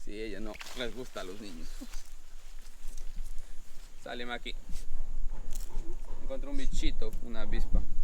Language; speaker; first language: Spanish; native; Spanish